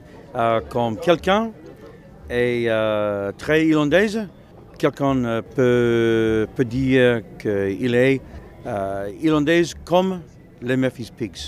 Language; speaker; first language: French; non-native, learner; English